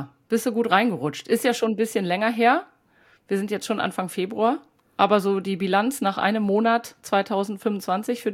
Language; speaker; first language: German; native; German